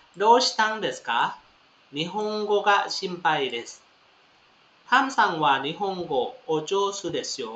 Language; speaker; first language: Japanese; non-native, fluent; Thai